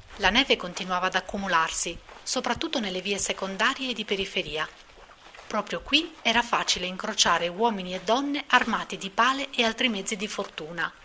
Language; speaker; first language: Italian; native; Italian